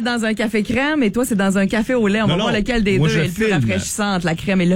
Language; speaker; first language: French; native; French